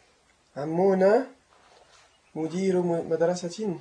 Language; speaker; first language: Arabic; non-native, learner; French